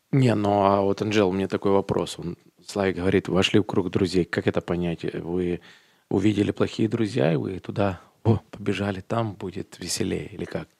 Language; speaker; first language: Russian; early bilingual, heritage; Russian